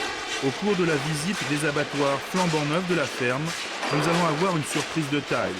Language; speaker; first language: French; native; French